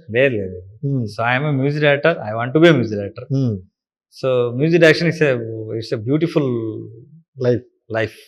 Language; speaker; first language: Telugu; non-native, learner; Kannada